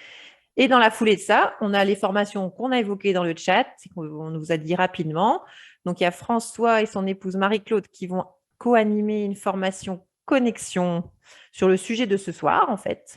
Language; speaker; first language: French; native; French